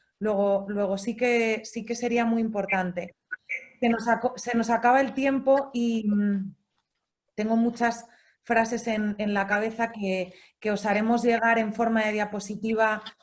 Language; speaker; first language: Spanish; native; Spanish